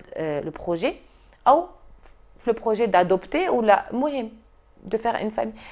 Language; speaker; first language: French; non-native, local second language; Arabic